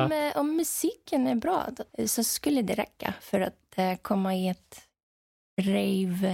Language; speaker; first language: Swedish; non-native, fluent; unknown